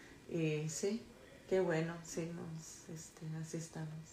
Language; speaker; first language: Spanish; early bilingual, other home language; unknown